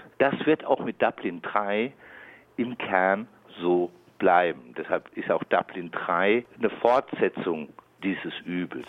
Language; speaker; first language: German; native; German